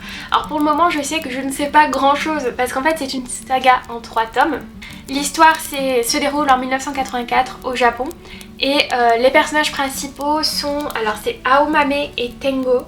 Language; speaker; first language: French; native; French